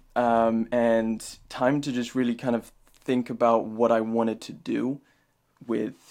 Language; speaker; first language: English; native; English